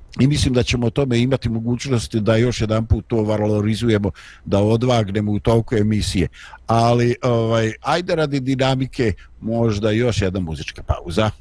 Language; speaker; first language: Bosnian; native; Bosnian